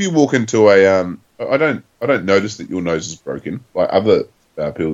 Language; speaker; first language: English; native; English